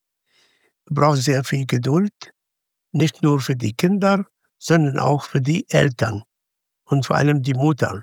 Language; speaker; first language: German; non-native, fluent; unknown